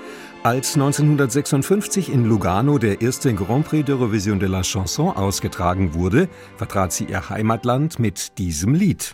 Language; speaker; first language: German; native; German